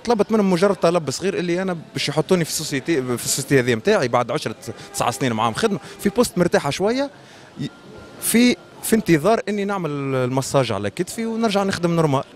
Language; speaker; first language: Arabic; native; Arabic